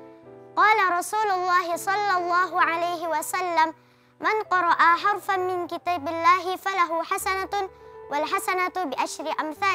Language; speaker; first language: Arabic; non-native, learner; Indonesian